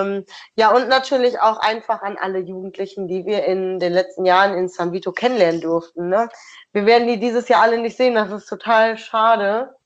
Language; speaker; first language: German; native; German